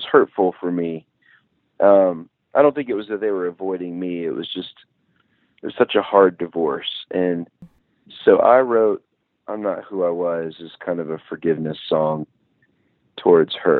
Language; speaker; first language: English; native; English